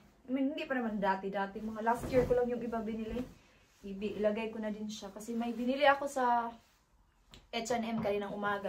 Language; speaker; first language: Filipino; native; Filipino